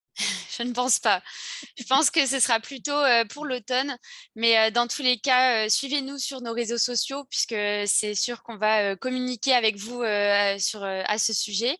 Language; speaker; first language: French; native; French